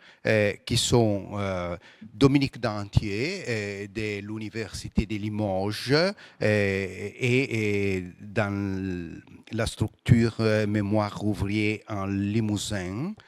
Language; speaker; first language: French; non-native, fluent; Italian